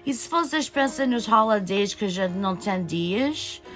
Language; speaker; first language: Portuguese; early bilingual, heritage; Portuguese